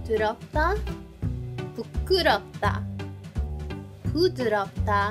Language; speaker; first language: Korean; non-native, fluent; English